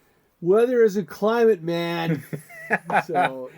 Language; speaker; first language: English; native; English